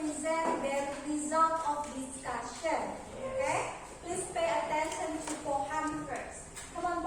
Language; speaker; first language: English; non-native, fluent; Indonesian